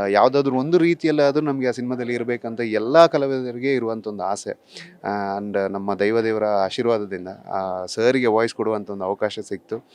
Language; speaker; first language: Kannada; non-native, local second language; Tulu